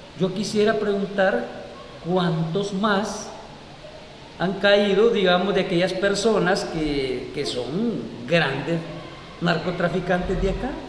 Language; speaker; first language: Spanish; native; Spanish